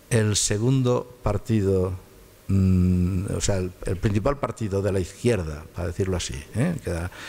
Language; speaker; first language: Spanish; native; Spanish